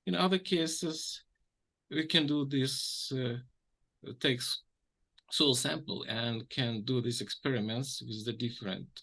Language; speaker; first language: English; non-native, fluent; Ukrainian